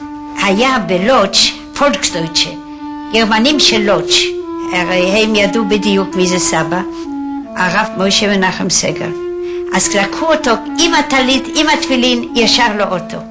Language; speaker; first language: Hebrew; non-native, fluent; Yiddish